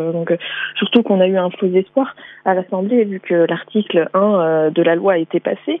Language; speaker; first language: French; native; French